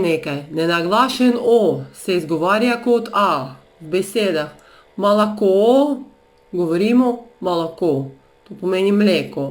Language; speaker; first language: Slovenian; non-native, fluent; Russian